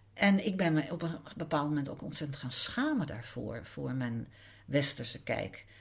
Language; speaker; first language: Dutch; native; Dutch